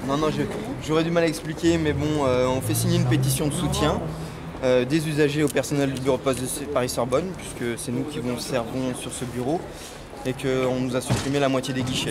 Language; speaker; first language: French; native; French